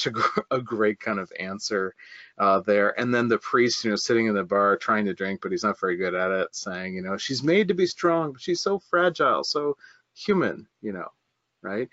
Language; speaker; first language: English; native; English